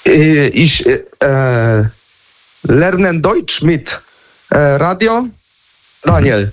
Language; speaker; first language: German; non-native, learner; Polish